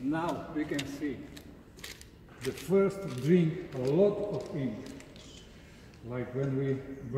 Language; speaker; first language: English; non-native, learner; Slovak